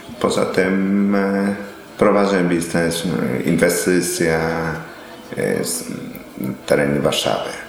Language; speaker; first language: Polish; non-native, learner; Vietnamese